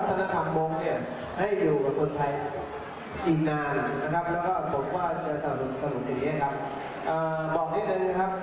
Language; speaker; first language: Thai; non-native, local second language; Hmong